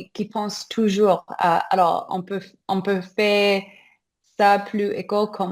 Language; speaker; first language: French; non-native, learner; English